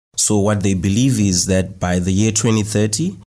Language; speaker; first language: English; non-native, local second language; Shona